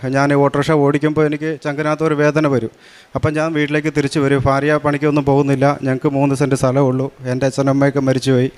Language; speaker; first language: Malayalam; non-native, local second language; Tamil